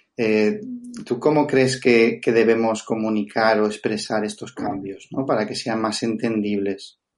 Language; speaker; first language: Spanish; native; Spanish